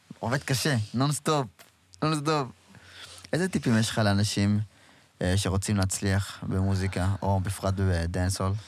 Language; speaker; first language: Hebrew; native; Hebrew